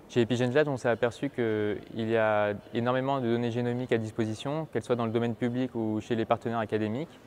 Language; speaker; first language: French; native; French